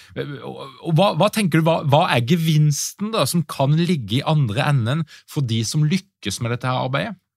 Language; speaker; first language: Norwegian; native; Norwegian